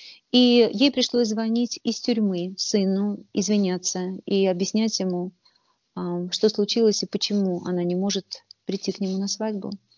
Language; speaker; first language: Russian; native; Russian